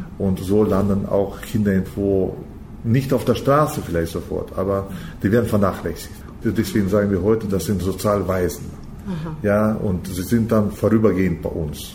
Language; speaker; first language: German; early bilingual, heritage; German